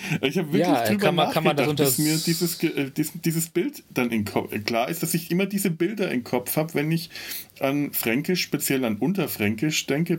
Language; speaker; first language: German; native; German